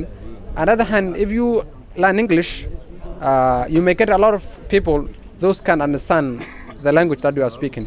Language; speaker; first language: English; non-native, fluent; Somali